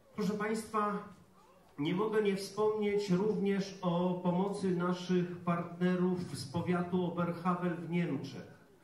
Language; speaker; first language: Polish; native; Polish